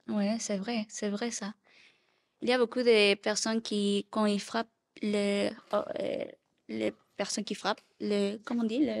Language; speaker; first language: French; non-native, learner; Spanish